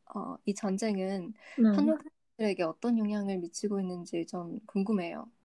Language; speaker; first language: Korean; non-native, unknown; Vietnamese